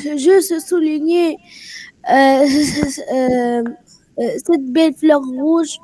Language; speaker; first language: French; non-native, learner; Arabic